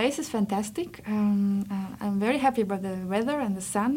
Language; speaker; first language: English; non-native, fluent; Latvian